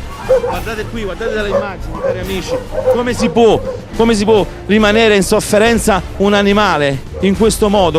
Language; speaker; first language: Italian; native; Italian